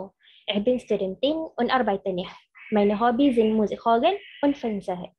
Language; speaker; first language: German; non-native, learner; Malay